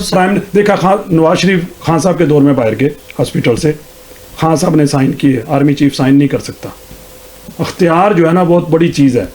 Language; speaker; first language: Urdu; non-native, local second language; Punjabi